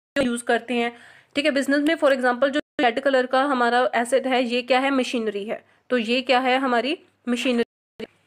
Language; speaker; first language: Hindi; non-native, local second language; Punjabi